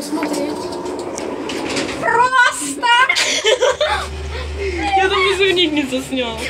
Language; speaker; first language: Russian; native; Russian